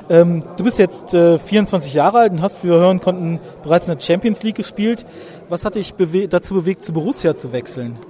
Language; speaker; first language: German; native; German